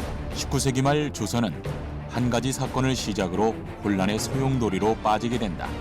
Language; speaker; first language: Korean; native; Korean